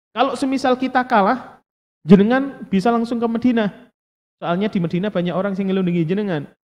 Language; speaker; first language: Indonesian; non-native, local second language; Javanese